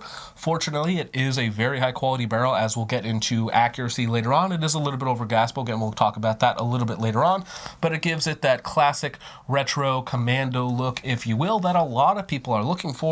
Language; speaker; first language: English; native; English